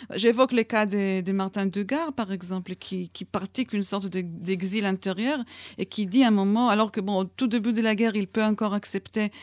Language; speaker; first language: French; non-native, fluent; Hebrew